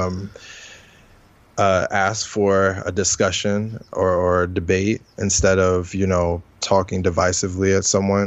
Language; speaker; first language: English; native; English